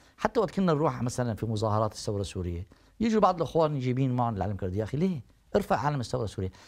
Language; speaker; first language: Arabic; native; Arabic